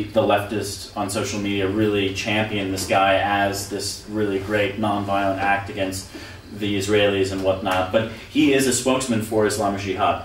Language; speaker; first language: English; native; English